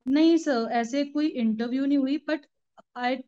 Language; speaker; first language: Hindi; native; Hindi